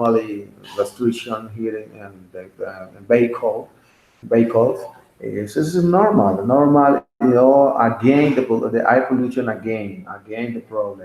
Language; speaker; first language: English; non-native, learner; Spanish